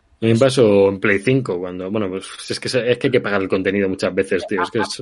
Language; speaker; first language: Spanish; native; Spanish